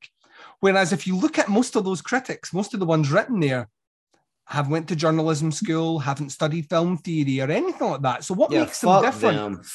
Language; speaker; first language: English; native; English